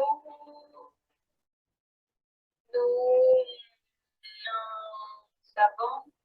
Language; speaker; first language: French; non-native, learner; Spanish